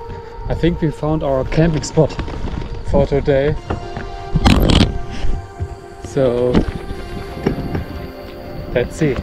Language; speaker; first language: English; non-native, fluent; German